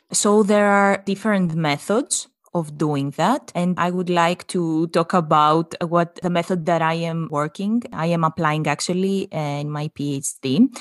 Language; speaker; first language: English; non-native, fluent; Greek